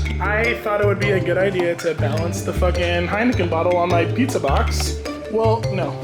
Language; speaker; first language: English; native; English